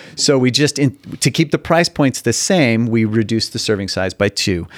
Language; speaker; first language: English; native; English